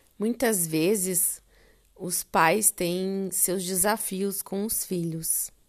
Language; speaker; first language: Portuguese; native; Portuguese